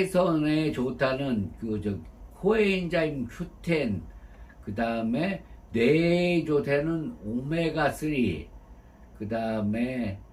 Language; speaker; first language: Korean; native; Korean